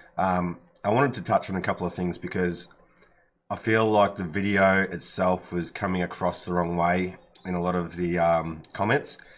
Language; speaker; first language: English; native; English